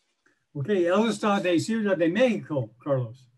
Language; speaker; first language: Spanish; non-native, learner; English